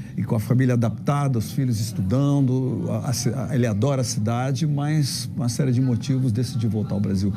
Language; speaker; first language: Portuguese; native; Portuguese